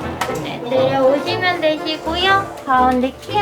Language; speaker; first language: Korean; native; Korean